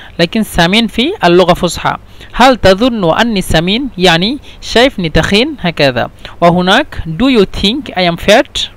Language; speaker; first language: Egyptian Arabic; non-native, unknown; Bangla